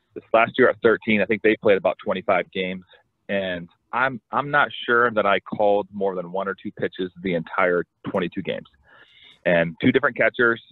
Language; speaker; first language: English; native; English